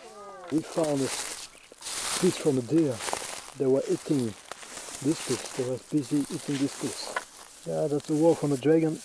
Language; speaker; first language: English; non-native, learner; Dutch